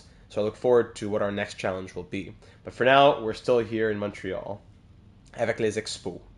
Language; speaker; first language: English; native; English